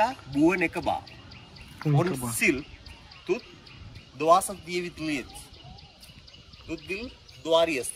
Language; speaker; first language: Russian; non-native, learner; Sinhala